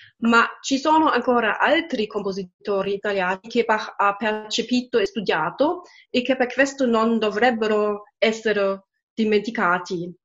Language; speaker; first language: Italian; non-native, fluent; German